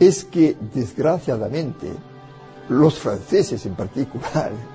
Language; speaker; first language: Spanish; non-native, fluent; French